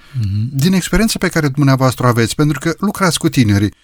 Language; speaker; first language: Romanian; native; Romanian